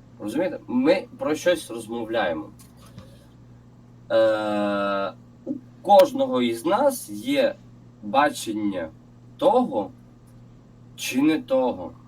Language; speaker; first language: Ukrainian; non-native, local second language; Russian